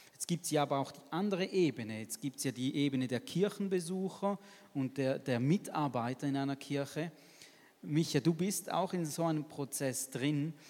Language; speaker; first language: German; native; German